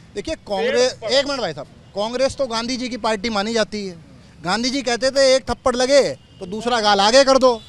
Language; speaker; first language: Hindi; native; Hindi